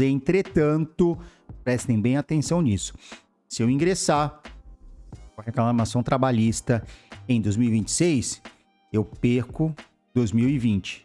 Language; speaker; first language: Portuguese; native; Portuguese